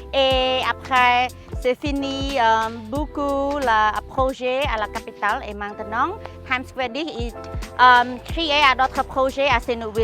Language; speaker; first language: French; non-native, learner; Khmer